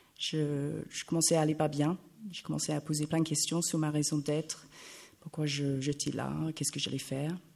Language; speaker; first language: French; non-native, fluent; English